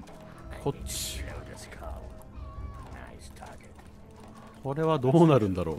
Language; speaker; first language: Japanese; native; Japanese